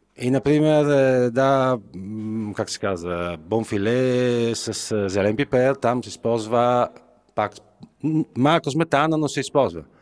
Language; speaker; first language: Bulgarian; non-native, fluent; Italian